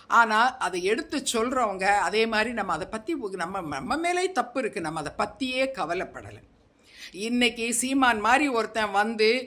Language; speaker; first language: Tamil; non-native, local second language; Telugu